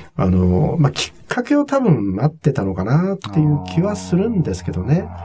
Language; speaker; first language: Japanese; native; Japanese